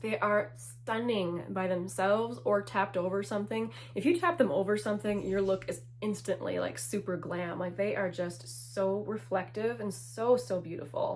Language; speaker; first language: English; native; English